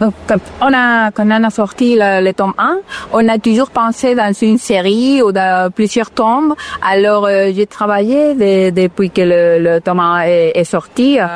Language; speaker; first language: French; non-native, fluent; Spanish